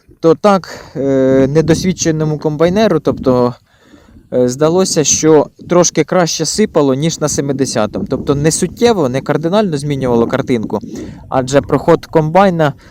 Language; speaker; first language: Ukrainian; native; Ukrainian